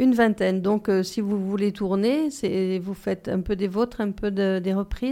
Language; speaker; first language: French; native; French